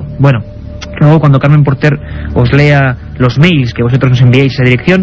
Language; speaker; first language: Spanish; native; Spanish